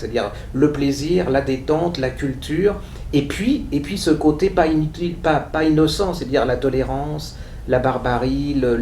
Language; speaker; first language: French; native; French